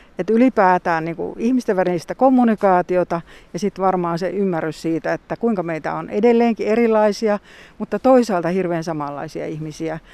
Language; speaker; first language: Finnish; native; Finnish